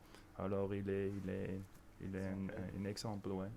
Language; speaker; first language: French; non-native, local second language; German